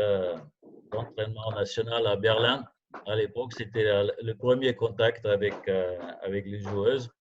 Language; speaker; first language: French; non-native, fluent; German